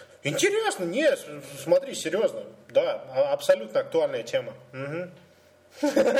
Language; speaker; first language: Russian; native; Russian